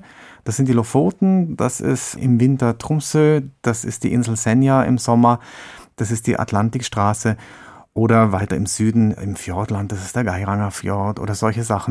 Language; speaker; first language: German; native; German